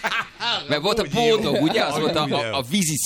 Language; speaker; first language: Hungarian; native; Hungarian